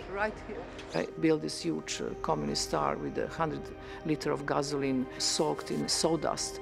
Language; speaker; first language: English; non-native, fluent; Serbian